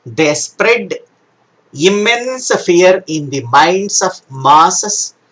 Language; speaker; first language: English; non-native, local second language; Kannada